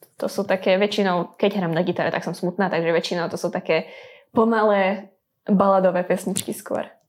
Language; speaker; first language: Slovak; non-native, local second language; Hungarian